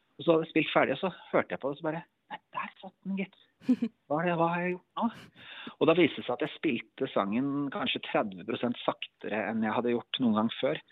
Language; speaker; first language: Norwegian; native; Norwegian